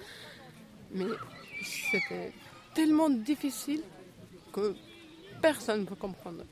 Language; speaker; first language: French; non-native, fluent; Albanian